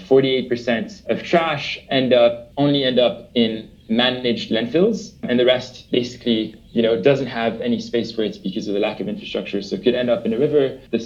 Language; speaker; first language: English; early bilingual, other home language; French